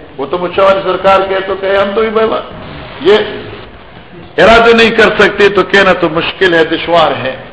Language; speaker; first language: Urdu; non-native, local second language; Pashto